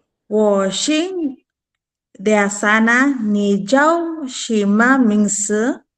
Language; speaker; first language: Chinese; non-native, learner; Filipino